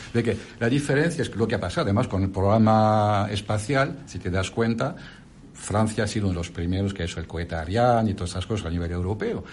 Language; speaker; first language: Spanish; non-native, fluent; French